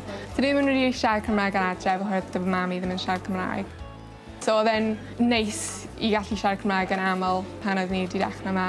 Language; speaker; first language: Welsh; non-native, local second language; English